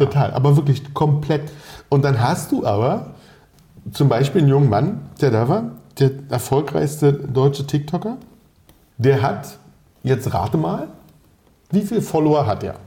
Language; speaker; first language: German; native; German